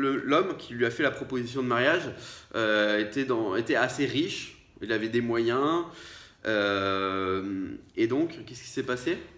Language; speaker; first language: French; native; French